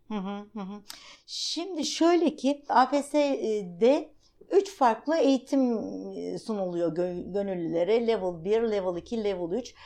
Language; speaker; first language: Turkish; native; Turkish